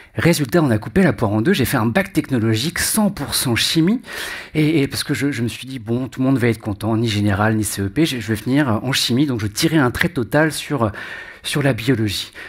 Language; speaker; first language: French; native; French